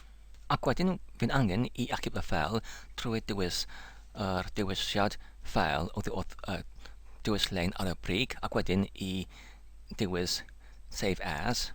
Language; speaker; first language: Welsh; non-native, learner; English